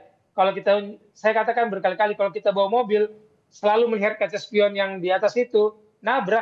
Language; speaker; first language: Indonesian; native; Indonesian